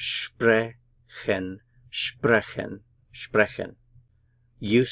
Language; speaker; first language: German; non-native, fluent; English